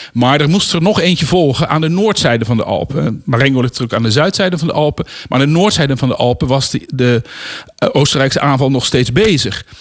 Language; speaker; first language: Dutch; native; Dutch